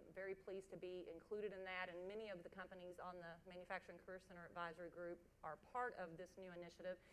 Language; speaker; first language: English; native; English